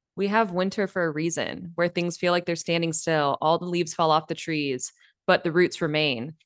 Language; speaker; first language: English; native; English